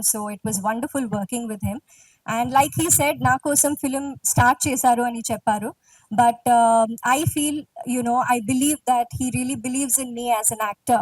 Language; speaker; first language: Telugu; non-native, local second language; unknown